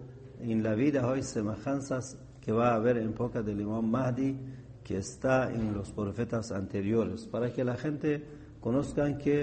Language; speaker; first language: Spanish; non-native, fluent; Persian